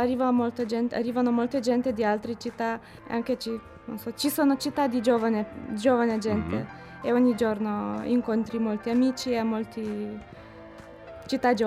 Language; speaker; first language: Italian; non-native, learner; Lithuanian